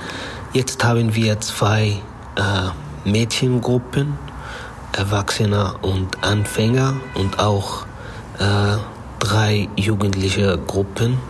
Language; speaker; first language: German; non-native, fluent; Arabic